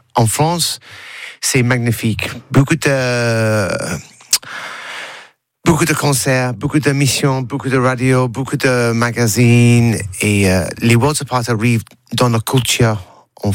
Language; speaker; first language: French; non-native, learner; English